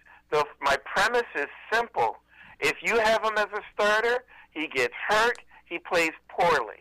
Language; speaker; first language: English; native; English